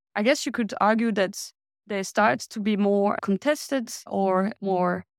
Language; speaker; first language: English; non-native, fluent; French